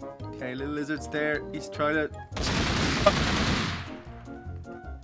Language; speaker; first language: English; native; English